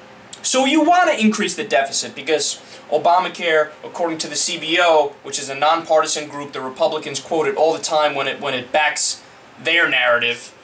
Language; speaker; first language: English; native; English